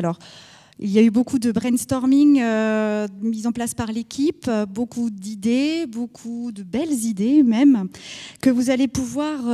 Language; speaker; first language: French; native; French